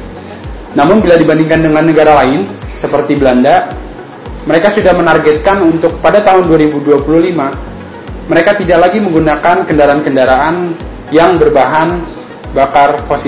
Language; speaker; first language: Indonesian; native; Indonesian